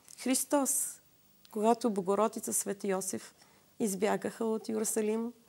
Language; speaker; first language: Bulgarian; non-native, fluent; Assyrian Neo-Aramaic